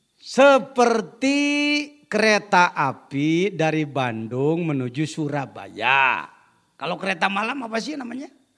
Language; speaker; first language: Indonesian; non-native, local second language; Sundanese